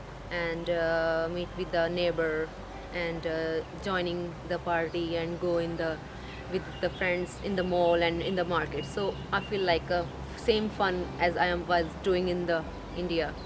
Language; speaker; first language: English; non-native, learner; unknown